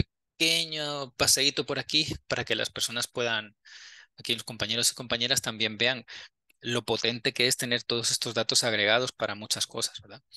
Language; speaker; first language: Spanish; native; Spanish